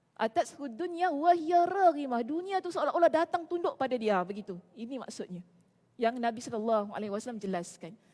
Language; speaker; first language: Malay; native; Malay